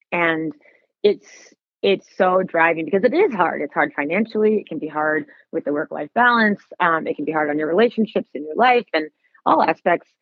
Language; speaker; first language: English; native; English